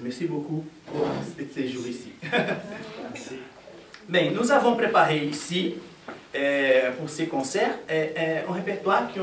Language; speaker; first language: French; non-native, fluent; Portuguese